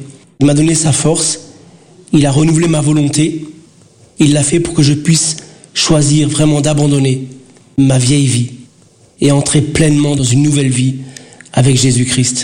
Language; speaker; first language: French; early bilingual, other home language; Portuguese